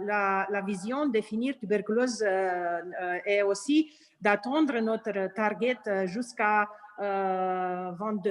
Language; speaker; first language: French; non-native, learner; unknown